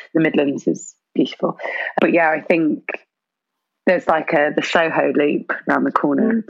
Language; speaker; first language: English; native; English